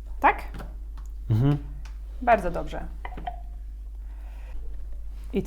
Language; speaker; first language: Polish; non-native, learner; English